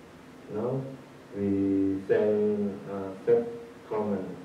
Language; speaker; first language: English; non-native, learner; Indonesian